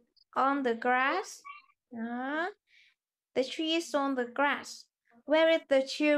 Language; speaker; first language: English; non-native, fluent; Vietnamese